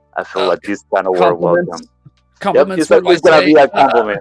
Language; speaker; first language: English; non-native, learner; Spanish